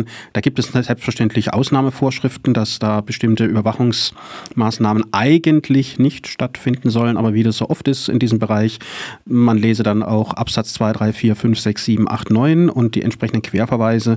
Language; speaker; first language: German; native; German